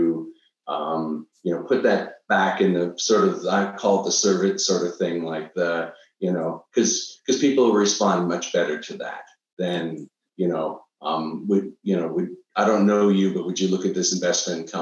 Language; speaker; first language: English; native; English